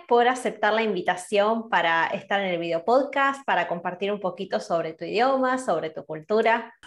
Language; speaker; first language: Spanish; native; Spanish